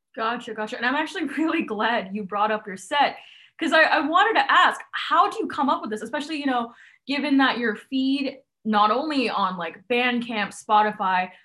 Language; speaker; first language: English; non-native, local second language; Cantonese